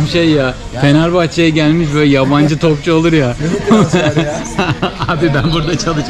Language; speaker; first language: Turkish; native; Turkish